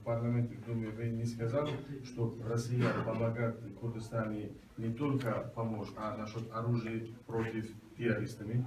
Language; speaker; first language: Russian; non-native, learner; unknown